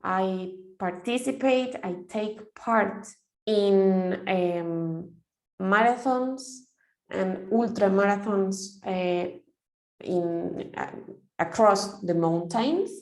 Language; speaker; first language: English; non-native, fluent; Spanish